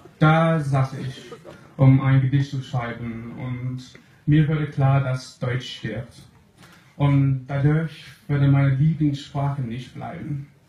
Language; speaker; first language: German; non-native, fluent; English